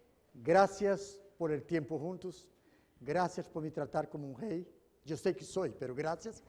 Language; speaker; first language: Spanish; non-native, fluent; Portuguese